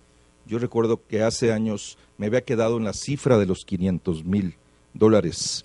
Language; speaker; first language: Spanish; native; Spanish